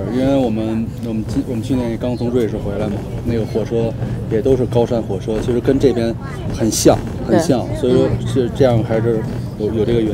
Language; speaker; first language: Chinese; native; Chinese